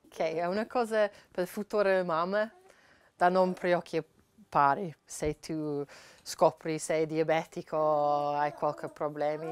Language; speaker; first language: Italian; non-native, learner; English